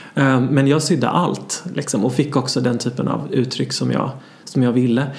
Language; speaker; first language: Swedish; native; Swedish